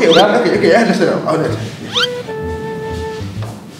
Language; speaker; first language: English; non-native, learner; Indonesian